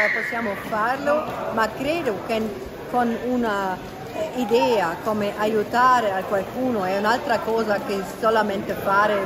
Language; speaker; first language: Italian; non-native, learner; German